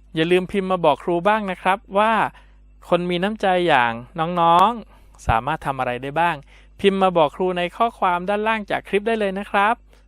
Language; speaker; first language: Thai; native; Thai